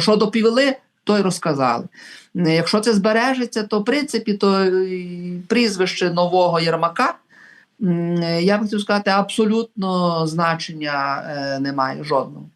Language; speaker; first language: Ukrainian; native; Ukrainian